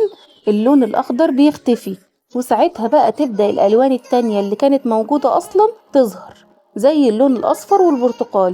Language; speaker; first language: Arabic; native; Arabic